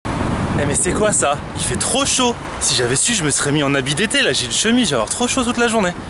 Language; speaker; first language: French; native; French